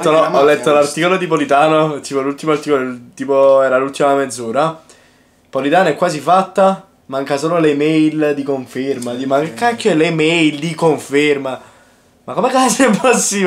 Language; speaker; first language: Italian; native; Italian